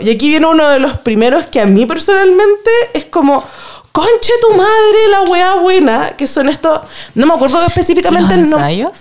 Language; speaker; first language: Spanish; native; Spanish